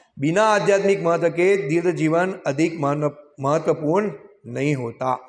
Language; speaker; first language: Hindi; non-native, local second language; Gujarati